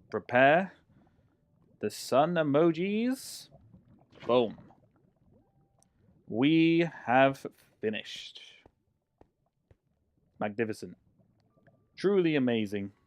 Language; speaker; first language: English; native; English